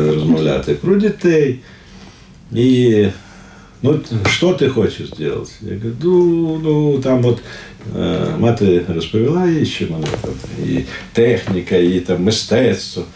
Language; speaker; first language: Ukrainian; non-native, local second language; Russian